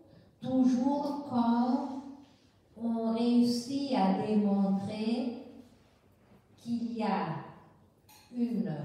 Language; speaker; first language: French; non-native, fluent; Italian